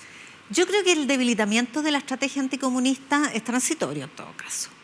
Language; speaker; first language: Spanish; native; Spanish